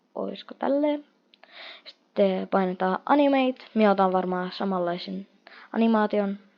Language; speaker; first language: Finnish; non-native, fluent; Russian